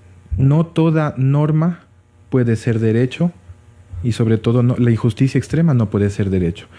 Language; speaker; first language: Spanish; native; Spanish